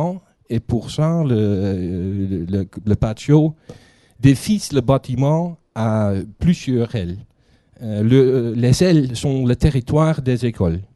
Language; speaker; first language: French; non-native, learner; Dutch